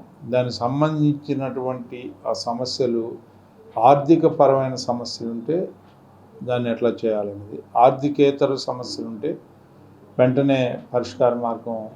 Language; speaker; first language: Telugu; native; Telugu